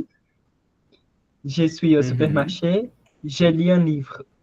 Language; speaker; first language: French; non-native, learner; Portuguese